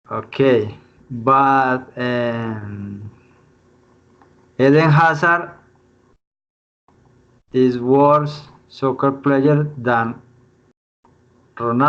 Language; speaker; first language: English; non-native, learner; Spanish